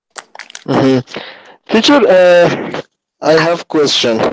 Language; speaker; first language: English; non-native, learner; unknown